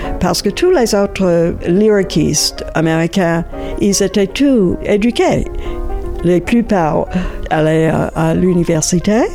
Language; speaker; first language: French; non-native, fluent; English